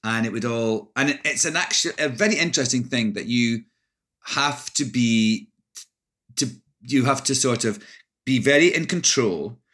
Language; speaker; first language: English; native; English